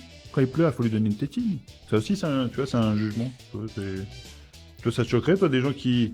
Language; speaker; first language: French; native; French